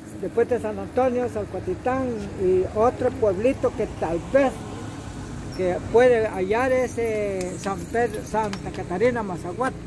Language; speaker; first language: Spanish; native; Spanish